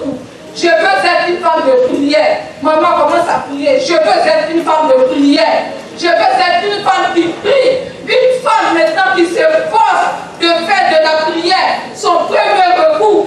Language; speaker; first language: French; non-native, local second language; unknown